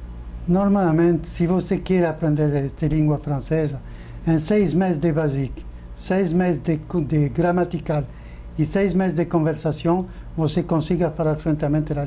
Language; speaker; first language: Portuguese; non-native, fluent; French